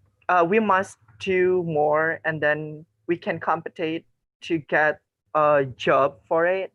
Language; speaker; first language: English; non-native, learner; Indonesian